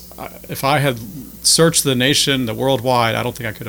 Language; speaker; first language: English; native; English